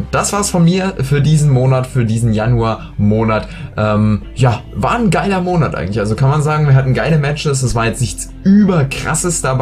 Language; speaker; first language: German; native; German